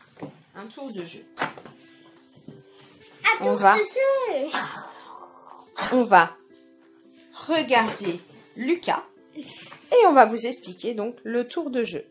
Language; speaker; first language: French; native; French